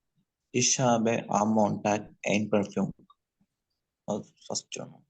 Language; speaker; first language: German; non-native, learner; Malayalam